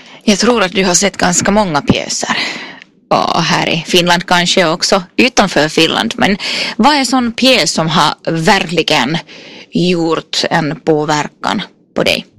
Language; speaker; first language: Swedish; non-native, fluent; Finnish